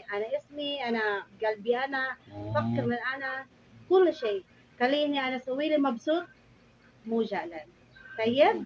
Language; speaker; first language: Arabic; non-native, learner; Filipino